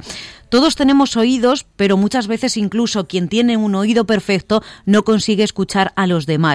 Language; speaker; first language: Spanish; native; Spanish